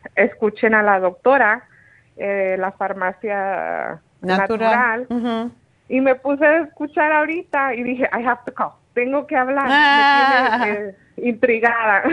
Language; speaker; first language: Spanish; native; Spanish